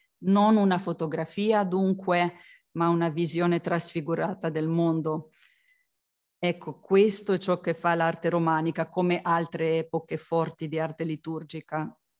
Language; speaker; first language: Italian; non-native, fluent; Slovenian